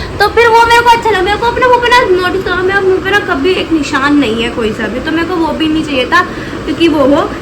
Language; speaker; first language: Hindi; non-native, local second language; Maithili